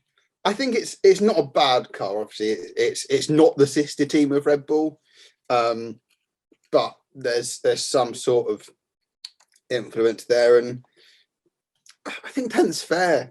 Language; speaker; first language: English; native; English